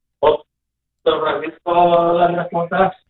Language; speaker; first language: Spanish; native; Spanish